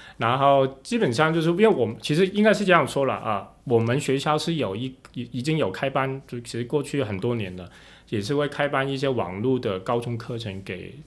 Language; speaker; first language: Chinese; non-native, local second language; Cantonese